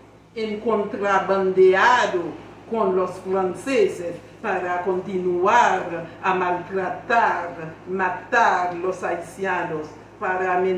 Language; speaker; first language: Spanish; non-native, learner; Haitian Creole